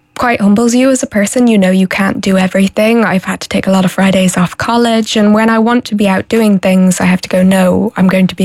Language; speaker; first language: English; native; English